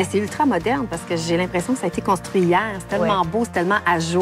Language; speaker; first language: French; native; French